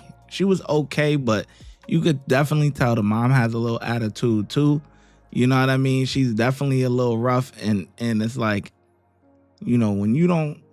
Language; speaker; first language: English; native; English